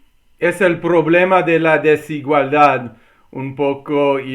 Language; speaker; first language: Spanish; non-native, learner; English